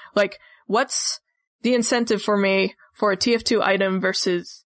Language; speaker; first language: English; native; English